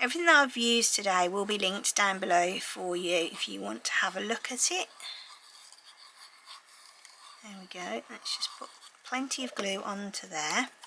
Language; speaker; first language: English; native; English